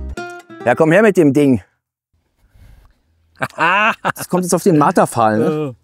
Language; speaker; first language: German; native; German